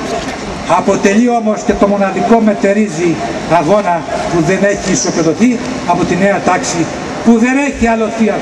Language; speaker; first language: Greek; native; Greek